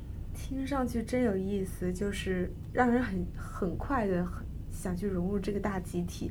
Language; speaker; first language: Chinese; native; Chinese